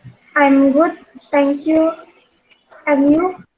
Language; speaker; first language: English; non-native, learner; Indonesian